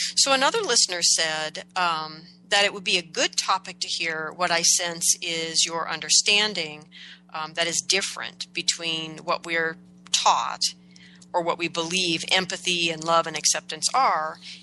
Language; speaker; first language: English; native; English